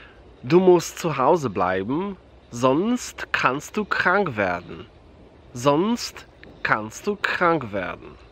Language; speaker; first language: German; non-native, fluent; Polish